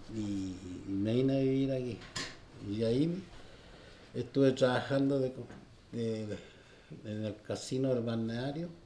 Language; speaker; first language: Spanish; native; Spanish